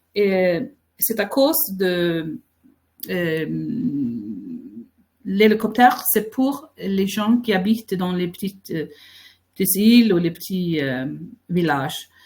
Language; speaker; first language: French; non-native, fluent; Faroese